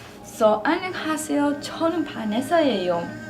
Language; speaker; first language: Korean; non-native, learner; English